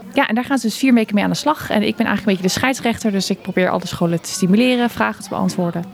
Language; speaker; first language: Dutch; native; Dutch